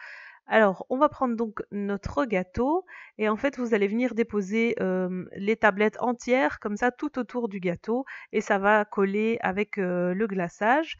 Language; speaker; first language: French; native; French